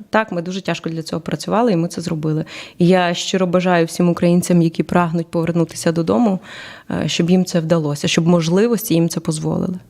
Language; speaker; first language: Ukrainian; native; Ukrainian